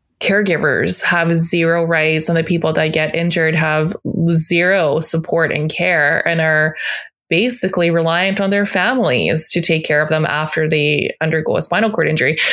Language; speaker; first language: English; native; English